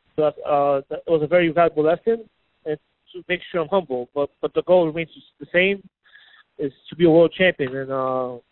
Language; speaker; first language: English; native; English